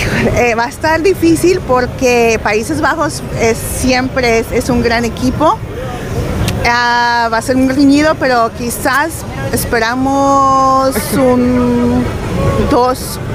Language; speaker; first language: Spanish; early bilingual, heritage; Spanish